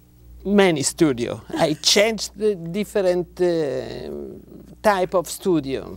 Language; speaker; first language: English; non-native, learner; Italian